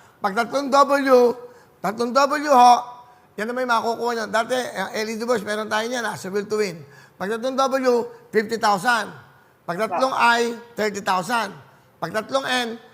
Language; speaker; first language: Filipino; native; Filipino